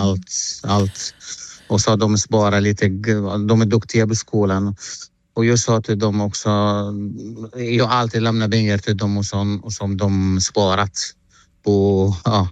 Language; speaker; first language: Swedish; non-native, learner; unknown